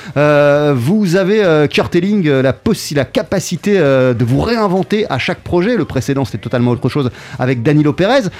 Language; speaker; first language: French; native; French